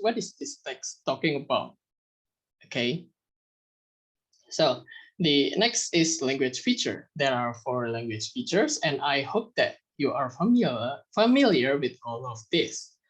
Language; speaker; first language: English; non-native, fluent; Indonesian